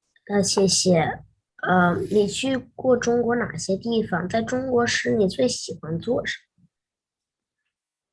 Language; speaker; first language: Chinese; early bilingual, heritage; English